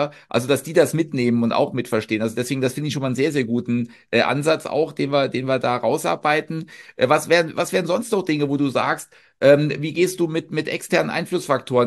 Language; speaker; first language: German; native; German